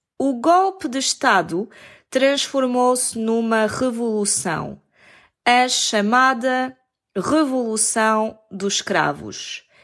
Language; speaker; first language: Portuguese; native; Portuguese